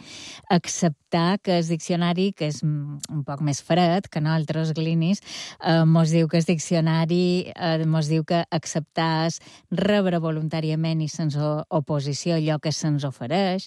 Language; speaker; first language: Catalan; native; Catalan